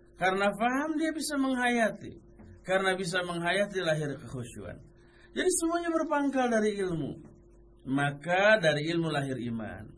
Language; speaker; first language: Indonesian; native; Indonesian